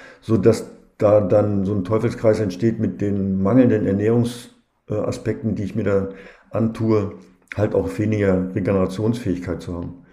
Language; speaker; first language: German; native; German